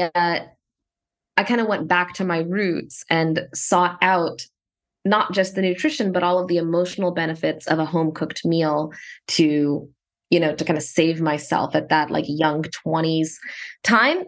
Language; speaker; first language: English; native; English